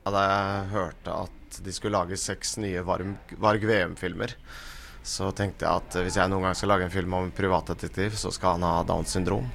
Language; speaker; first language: Norwegian; native; Norwegian